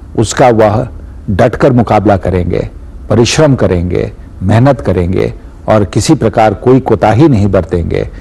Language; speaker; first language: Hindi; native; Hindi